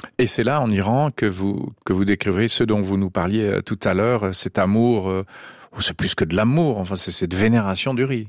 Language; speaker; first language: French; native; French